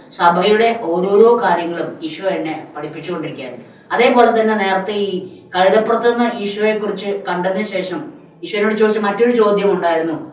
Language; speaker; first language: Malayalam; non-native, local second language; Tamil